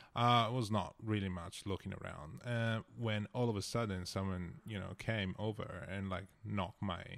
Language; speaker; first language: English; non-native, fluent; Italian